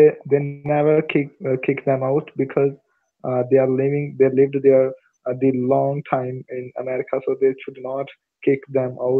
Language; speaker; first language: English; non-native, learner; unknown